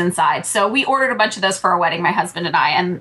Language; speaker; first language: English; native; English